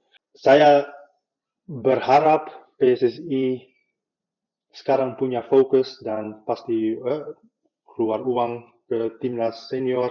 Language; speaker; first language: Indonesian; non-native, fluent; Dutch